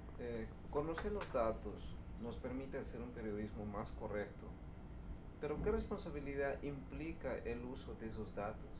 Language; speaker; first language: Spanish; non-native, fluent; Portuguese